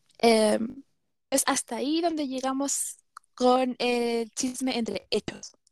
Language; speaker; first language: Spanish; native; Spanish